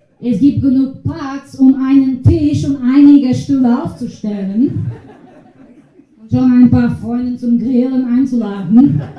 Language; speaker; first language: German; non-native, learner; Portuguese